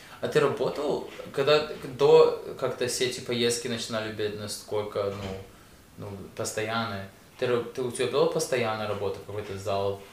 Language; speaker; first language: Russian; early bilingual, heritage; Russian